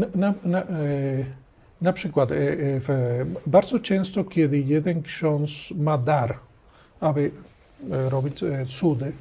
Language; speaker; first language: Polish; non-native, learner; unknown